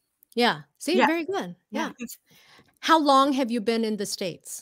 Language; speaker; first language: English; non-native, fluent; Vietnamese